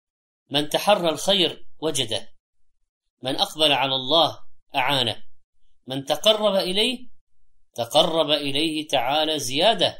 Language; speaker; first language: Arabic; native; Arabic